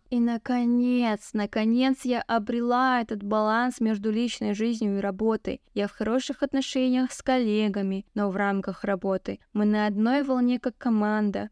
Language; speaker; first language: Russian; non-native, local second language; Kazakh